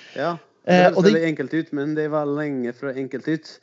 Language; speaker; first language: Norwegian; non-native, fluent; English